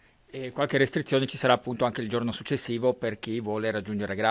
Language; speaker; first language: Italian; native; Italian